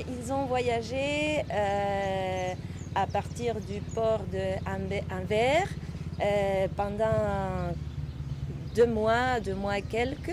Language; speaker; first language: French; non-native, fluent; Spanish